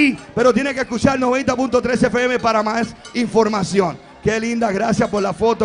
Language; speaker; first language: Spanish; native; Spanish